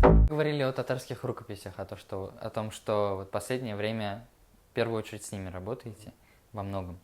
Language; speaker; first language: Russian; native; Russian